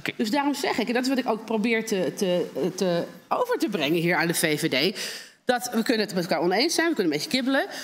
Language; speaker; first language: Dutch; native; Dutch